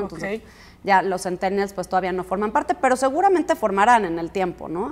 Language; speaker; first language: Spanish; native; Spanish